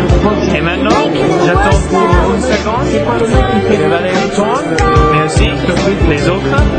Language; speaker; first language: French; non-native, learner; English